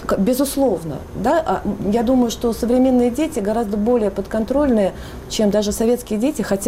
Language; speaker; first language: Russian; native; Russian